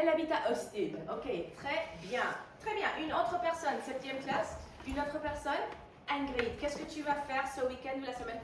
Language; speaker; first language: French; non-native, fluent; Spanish